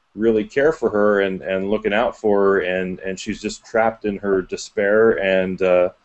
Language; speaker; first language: English; native; English